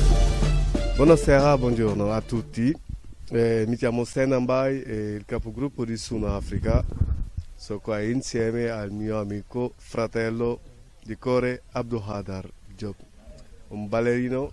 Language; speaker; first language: Italian; non-native, fluent; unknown